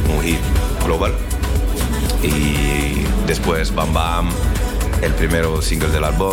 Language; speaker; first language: Spanish; non-native, learner; French